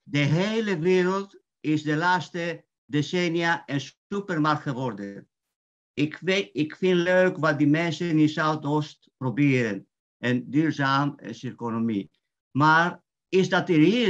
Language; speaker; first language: Dutch; non-native, fluent; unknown